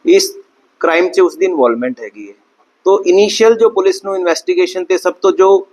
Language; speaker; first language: Hindi; non-native, local second language; Punjabi